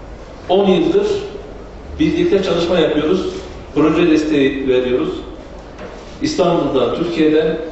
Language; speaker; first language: Turkish; native; Turkish